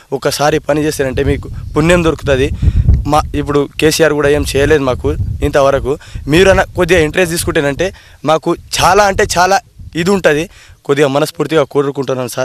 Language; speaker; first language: Telugu; non-native, local second language; Lambadi